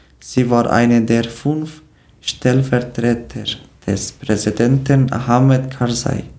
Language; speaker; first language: German; non-native, learner; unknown